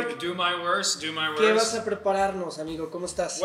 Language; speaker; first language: Spanish; native; Spanish